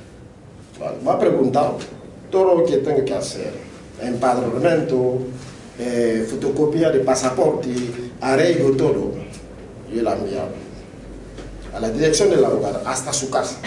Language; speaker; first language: Spanish; non-native, local second language; French